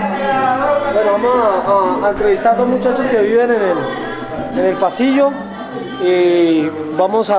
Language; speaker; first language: Spanish; native; Spanish